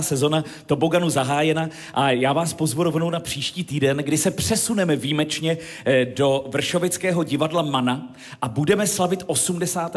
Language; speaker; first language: Czech; native; Czech